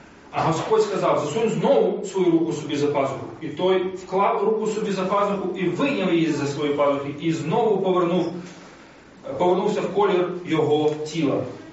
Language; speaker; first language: Ukrainian; non-native, fluent; Russian